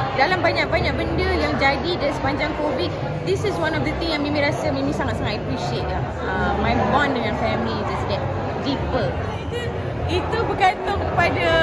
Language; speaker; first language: Malay; native; Malay